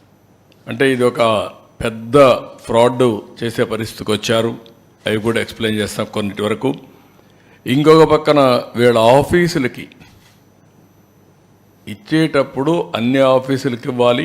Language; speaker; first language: Telugu; native; Telugu